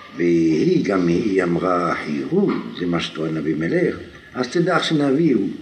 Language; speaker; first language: Hebrew; non-native, fluent; French